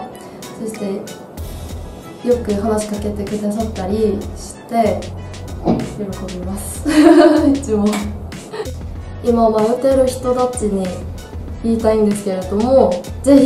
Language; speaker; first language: Japanese; non-native, fluent; Korean